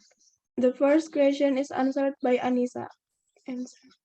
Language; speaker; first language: English; non-native, learner; Indonesian